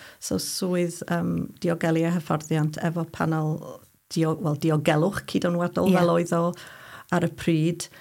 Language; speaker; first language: Welsh; non-native, fluent; English